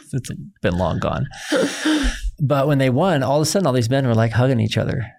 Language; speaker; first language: English; native; English